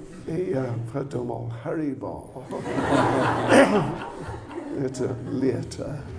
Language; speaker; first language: Russian; non-native, learner; English